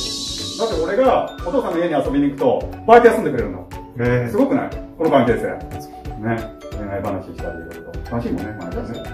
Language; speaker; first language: Japanese; native; Japanese